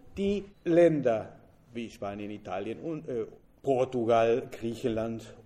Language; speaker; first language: German; non-native, fluent; Spanish